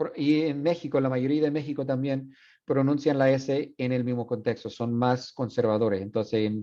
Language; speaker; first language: Spanish; non-native, fluent; English